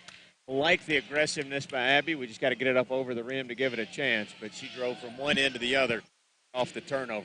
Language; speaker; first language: English; native; English